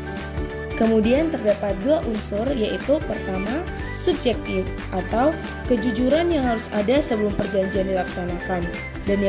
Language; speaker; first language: Indonesian; native; Indonesian